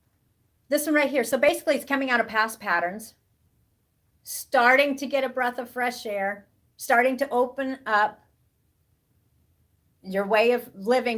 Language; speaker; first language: English; native; English